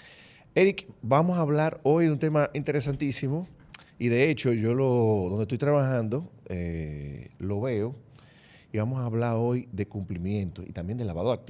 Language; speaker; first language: Spanish; native; Spanish